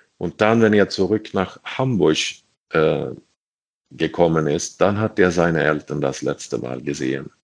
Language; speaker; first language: German; non-native, fluent; Swedish